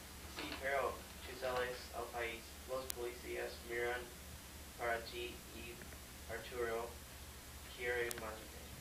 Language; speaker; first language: Spanish; non-native, learner; English